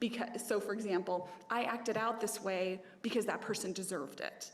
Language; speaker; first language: English; native; English